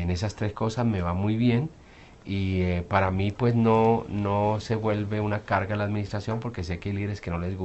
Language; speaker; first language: Spanish; native; Spanish